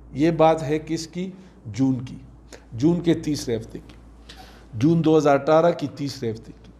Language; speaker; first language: Urdu; non-native, local second language; Pashto